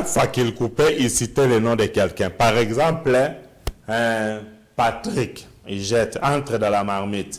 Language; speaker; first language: French; non-native, local second language; Lingala